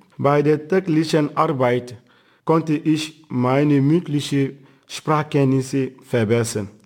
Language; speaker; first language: German; non-native, fluent; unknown